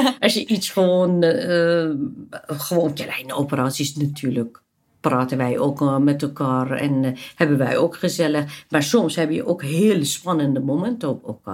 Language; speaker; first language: Dutch; non-native, fluent; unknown